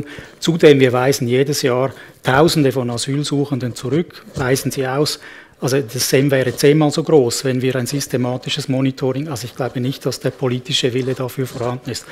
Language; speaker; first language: German; native; German